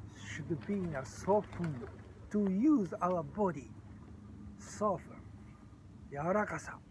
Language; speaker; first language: English; non-native, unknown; Japanese